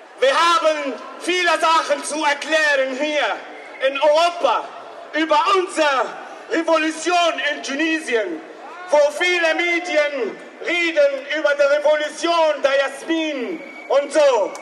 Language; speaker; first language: German; non-native, learner; Arabic